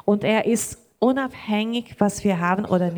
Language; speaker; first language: German; non-native, learner; Portuguese